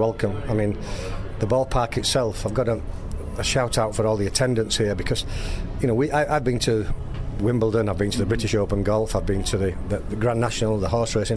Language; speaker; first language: English; native; English